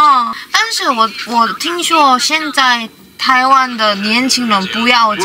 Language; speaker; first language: Chinese; non-native, fluent; Korean